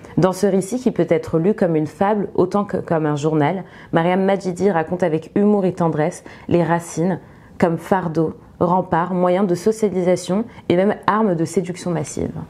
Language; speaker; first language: French; early bilingual, other home language; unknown